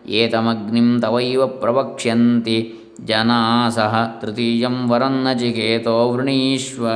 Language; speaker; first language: Hindi; non-native, local second language; Kannada